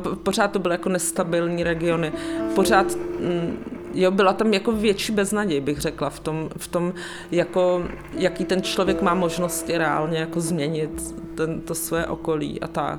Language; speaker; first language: Czech; native; Czech